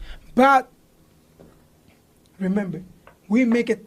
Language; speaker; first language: English; non-native, learner; Spanish